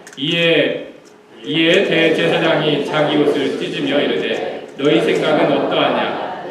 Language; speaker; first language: Korean; native; Korean